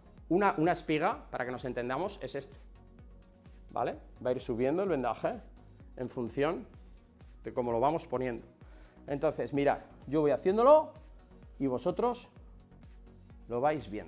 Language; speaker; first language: Spanish; native; Spanish